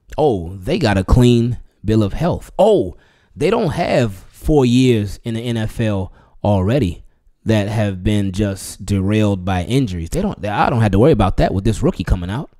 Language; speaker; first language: English; native; English